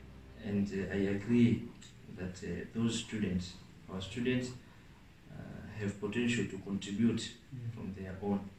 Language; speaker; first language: English; non-native, local second language; Swahili